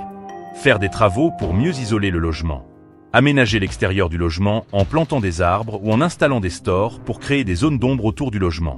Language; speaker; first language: French; native; French